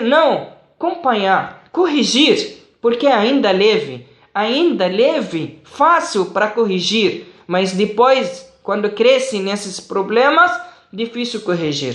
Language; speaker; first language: Portuguese; non-native, fluent; Arabic